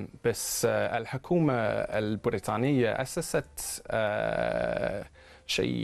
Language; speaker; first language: Arabic; non-native, fluent; English